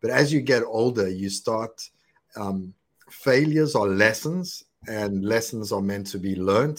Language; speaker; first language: English; native; English